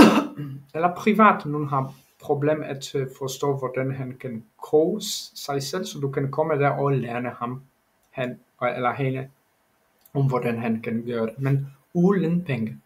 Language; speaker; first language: Danish; non-native, learner; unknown